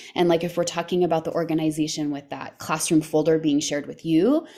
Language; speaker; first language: English; native; English